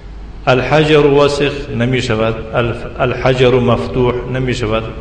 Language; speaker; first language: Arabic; non-native, fluent; Tajik